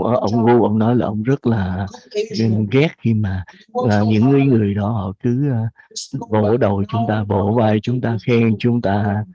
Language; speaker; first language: Vietnamese; native; Vietnamese